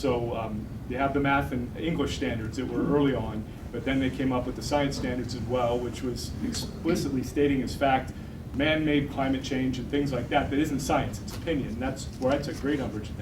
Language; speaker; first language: English; native; English